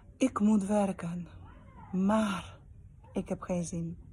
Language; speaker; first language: Dutch; non-native, fluent; Polish